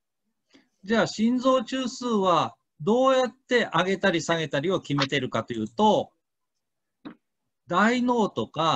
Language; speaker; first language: Japanese; native; Japanese